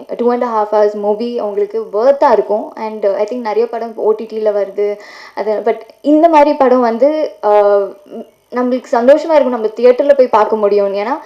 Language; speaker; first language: Tamil; non-native, fluent; Telugu